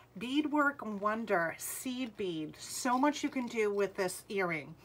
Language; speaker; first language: English; native; English